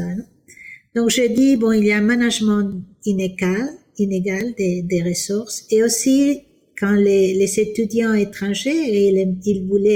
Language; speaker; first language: French; non-native, fluent; Spanish